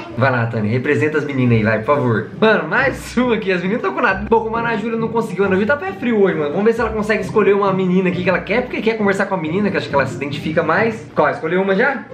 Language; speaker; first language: Portuguese; native; Portuguese